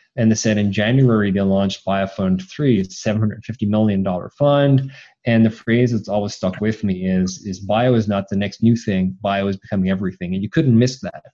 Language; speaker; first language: English; native; English